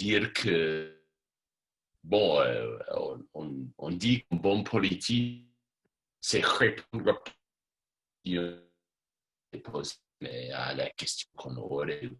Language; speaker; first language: French; non-native, fluent; English